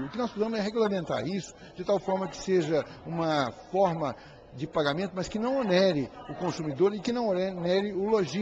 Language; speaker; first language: Portuguese; native; Portuguese